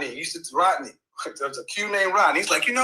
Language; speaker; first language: English; native; English